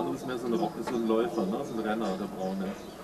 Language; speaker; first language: German; native; German